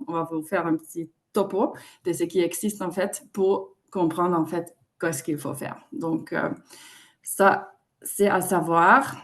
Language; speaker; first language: French; non-native, fluent; Finnish